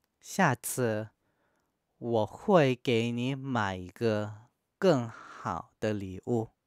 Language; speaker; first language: Chinese; non-native, fluent; Korean